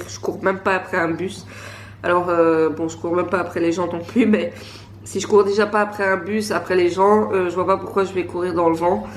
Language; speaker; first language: French; native; French